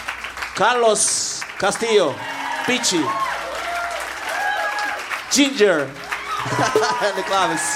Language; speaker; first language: English; non-native, learner; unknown